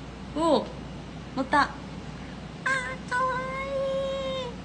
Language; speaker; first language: Korean; non-native, fluent; Japanese